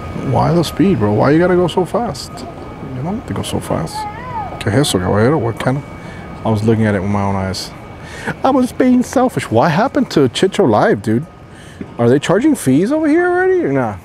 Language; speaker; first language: English; early bilingual, other home language; Spanish